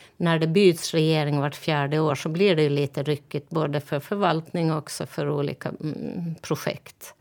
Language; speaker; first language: Swedish; native; Swedish